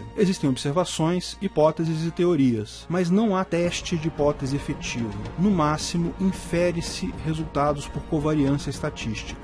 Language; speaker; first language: Portuguese; native; Portuguese